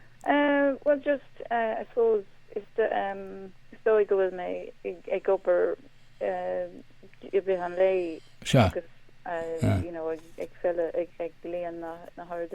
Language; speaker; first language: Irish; non-native, local second language; English